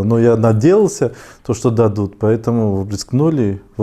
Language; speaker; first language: Russian; non-native, fluent; Tajik